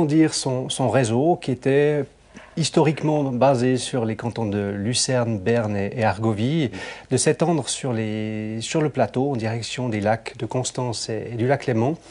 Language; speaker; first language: French; native; French